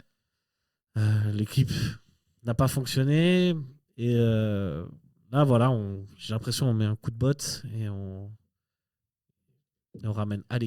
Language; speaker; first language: French; native; French